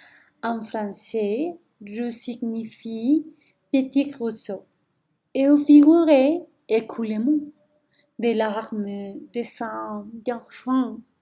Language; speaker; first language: French; non-native, learner; Spanish